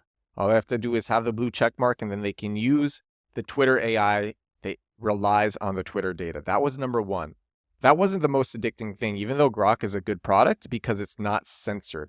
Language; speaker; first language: English; native; English